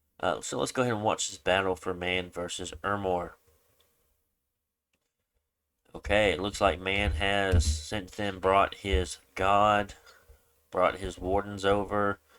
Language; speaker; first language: English; native; English